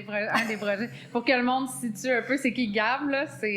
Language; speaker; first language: French; native; French